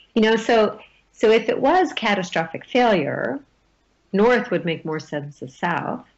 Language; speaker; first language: English; native; English